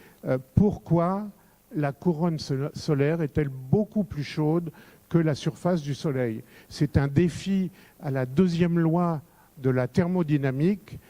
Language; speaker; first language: French; native; French